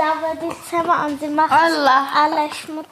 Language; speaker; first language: German; non-native, learner; Arabic